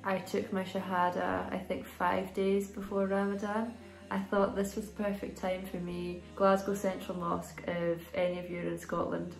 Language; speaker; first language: English; native; English